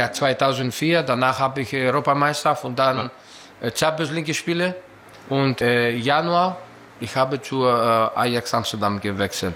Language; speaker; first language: German; non-native, learner; Greek